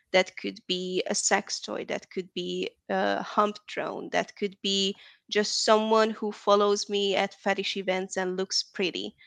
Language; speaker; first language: English; non-native, fluent; Hungarian